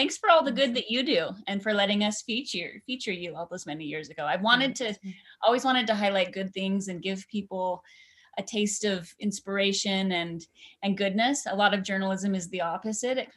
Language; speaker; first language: English; native; English